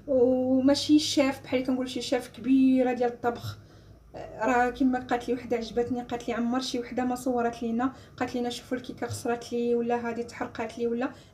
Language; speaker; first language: Arabic; native; Arabic